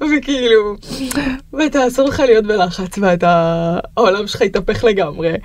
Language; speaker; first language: Hebrew; early bilingual, other home language; Russian